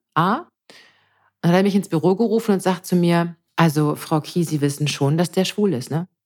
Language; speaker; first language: German; native; German